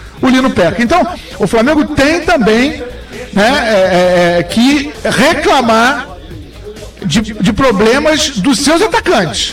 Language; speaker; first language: Portuguese; native; Portuguese